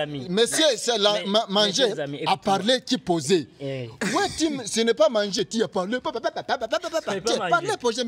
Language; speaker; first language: French; non-native, local second language; Rundi